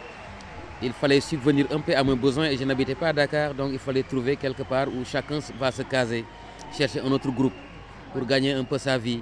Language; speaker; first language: French; non-native, local second language; Wolof